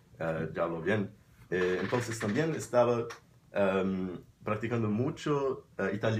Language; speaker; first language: Spanish; non-native, fluent; Portuguese